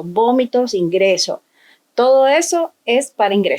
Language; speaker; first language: Spanish; native; Spanish